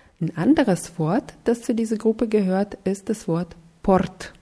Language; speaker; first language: German; non-native, fluent; Russian